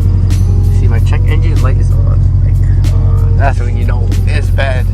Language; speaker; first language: English; native; English